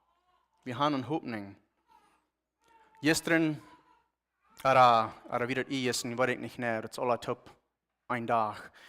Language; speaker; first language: German; non-native, learner; Plautdietsch